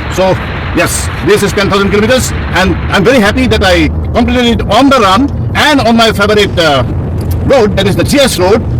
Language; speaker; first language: English; non-native, local second language; Bangla